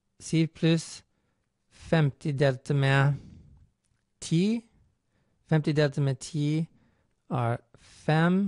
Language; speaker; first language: Norwegian; non-native, fluent; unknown